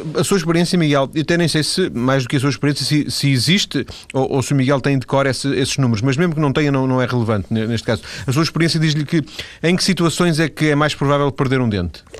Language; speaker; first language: Portuguese; native; Portuguese